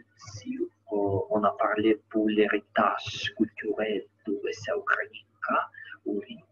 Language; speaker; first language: French; non-native, learner; Ukrainian